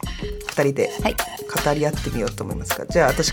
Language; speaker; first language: Japanese; native; Japanese